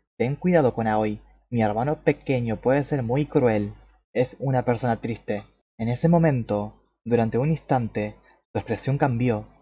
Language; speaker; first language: Spanish; native; Spanish